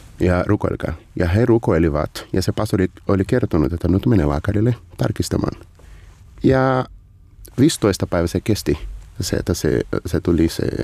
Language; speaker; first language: Finnish; non-native, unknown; Portuguese